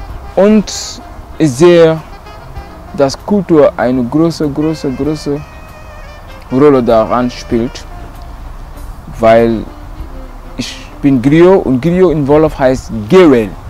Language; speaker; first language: German; non-native, local second language; Wolof